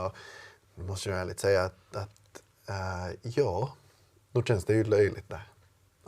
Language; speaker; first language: Swedish; native; Swedish